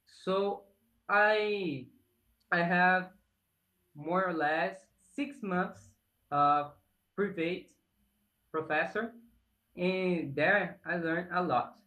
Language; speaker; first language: English; non-native, learner; Portuguese